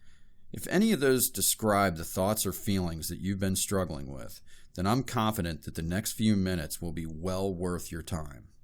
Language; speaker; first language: English; native; English